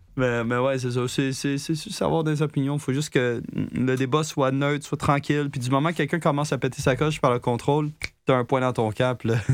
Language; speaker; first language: French; native; French